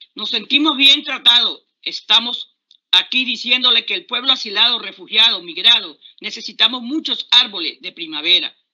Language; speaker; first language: Spanish; native; Spanish